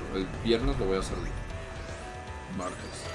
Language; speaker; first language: Spanish; native; Spanish